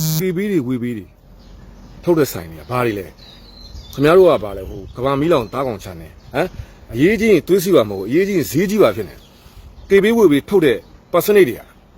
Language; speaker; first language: Burmese; native; Burmese